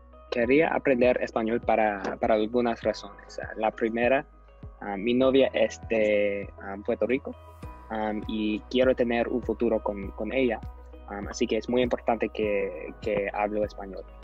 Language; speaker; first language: Spanish; non-native, learner; English